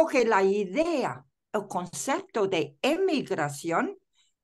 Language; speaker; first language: Spanish; non-native, fluent; Chinese